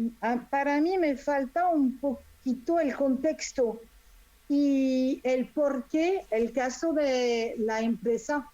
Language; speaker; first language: Spanish; non-native, fluent; French